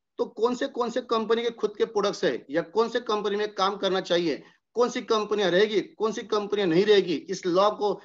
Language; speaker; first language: Hindi; non-native, local second language; Marathi